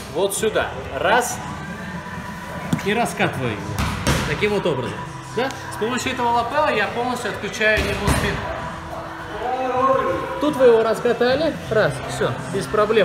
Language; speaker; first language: Russian; native; Russian